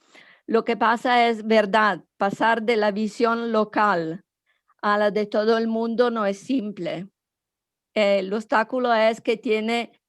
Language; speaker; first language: Spanish; non-native, fluent; Italian